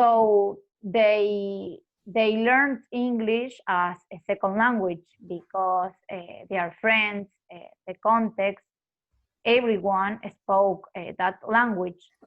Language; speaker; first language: English; non-native, fluent; Spanish